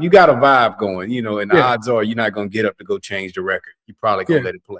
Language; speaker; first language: English; native; English